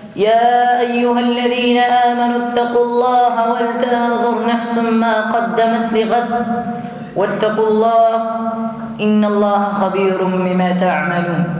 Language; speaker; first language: Arabic; non-native, fluent; Urdu